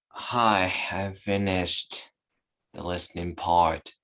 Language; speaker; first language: English; non-native, learner; Japanese